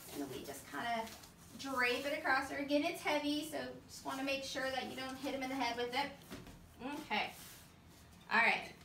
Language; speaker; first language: English; native; English